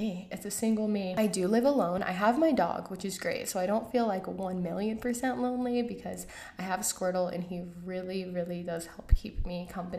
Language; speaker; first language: English; native; English